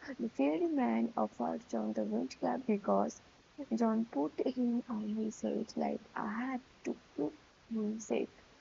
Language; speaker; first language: English; non-native, local second language; Bangla